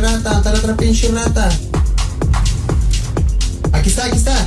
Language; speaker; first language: Spanish; native; Spanish